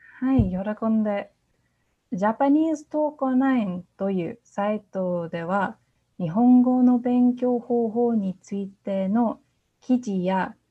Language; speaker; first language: Japanese; non-native, fluent; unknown